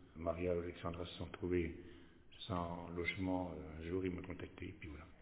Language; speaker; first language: French; native; French